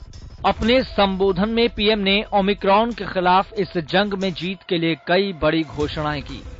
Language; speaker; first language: Hindi; native; Hindi